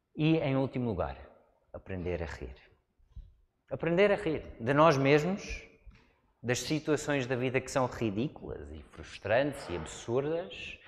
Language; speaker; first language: Portuguese; non-native, fluent; English